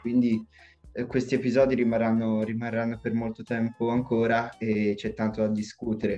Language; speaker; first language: Italian; native; Italian